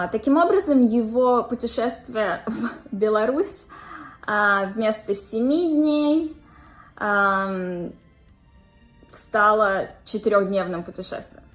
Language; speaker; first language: Russian; native; Russian